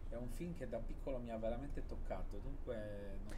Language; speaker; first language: Italian; native; Italian